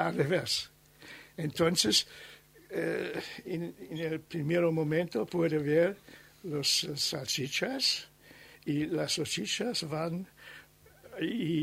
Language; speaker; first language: Spanish; non-native, learner; German